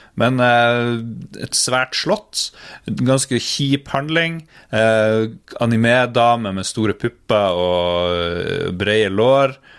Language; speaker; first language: Norwegian; native; Norwegian